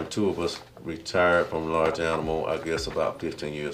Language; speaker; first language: English; native; English